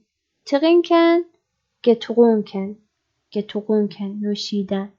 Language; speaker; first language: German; non-native, learner; Persian